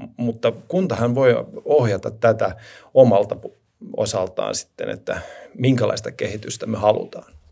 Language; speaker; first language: Finnish; non-native, local second language; Swedish